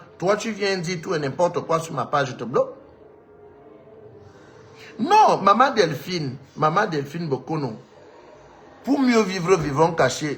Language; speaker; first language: French; non-native, local second language; Lingala